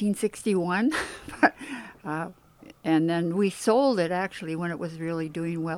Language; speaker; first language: English; native; English